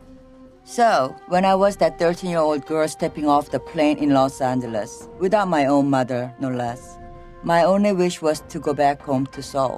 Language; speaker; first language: English; non-native, fluent; Korean